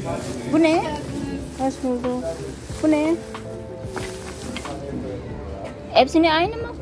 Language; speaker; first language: Turkish; non-native, learner; Indonesian